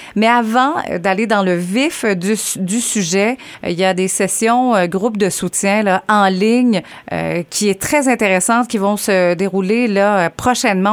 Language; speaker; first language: French; native; French